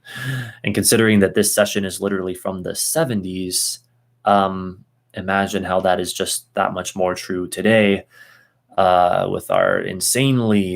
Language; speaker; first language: English; native; English